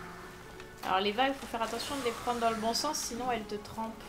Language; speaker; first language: French; native; French